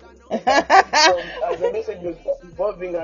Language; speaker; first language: English; non-native, local second language; Nyanja